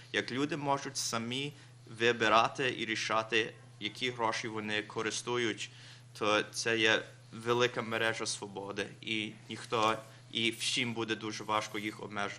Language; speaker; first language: Ukrainian; early bilingual, heritage; Ukrainian